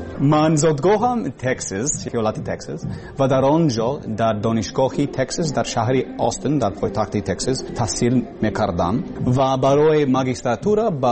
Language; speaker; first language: Persian; non-native, learner; English